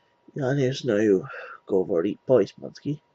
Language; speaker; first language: Russian; non-native, learner; English